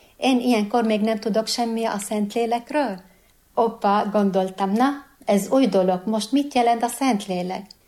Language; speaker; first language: Hungarian; non-native, fluent; Arabic